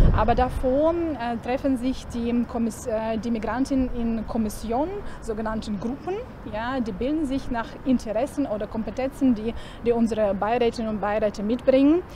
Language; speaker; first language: German; non-native, fluent; Ukrainian